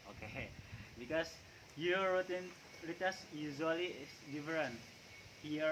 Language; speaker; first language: English; non-native, learner; Indonesian